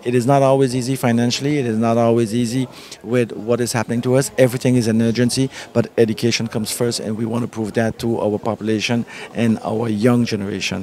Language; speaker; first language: English; early bilingual, other home language; French